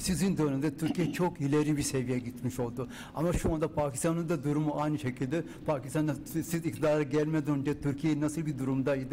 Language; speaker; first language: Turkish; non-native, fluent; Urdu